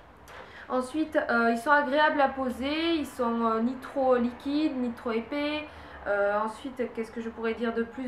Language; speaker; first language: French; native; French